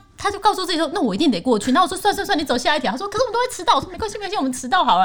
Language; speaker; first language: Chinese; native; Chinese